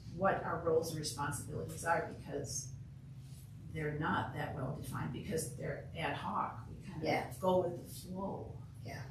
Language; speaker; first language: English; native; English